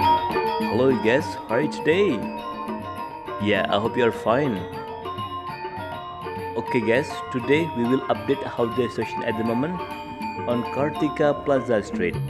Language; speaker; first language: English; non-native, learner; Indonesian